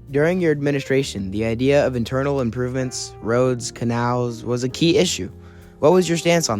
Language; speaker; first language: English; native; English